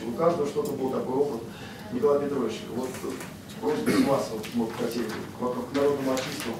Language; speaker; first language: Russian; native; Russian